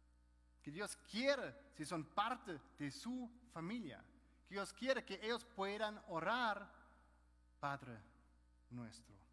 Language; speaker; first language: Spanish; non-native, fluent; German